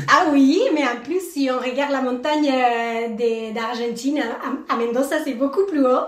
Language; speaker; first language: French; non-native, fluent; Spanish